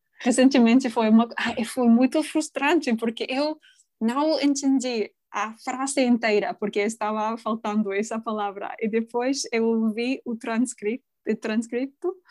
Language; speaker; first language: Portuguese; non-native, fluent; English